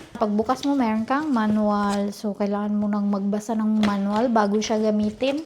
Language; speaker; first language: Filipino; non-native, local second language; Cebuano